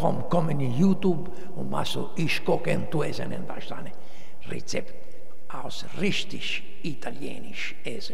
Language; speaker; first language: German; non-native, learner; Italian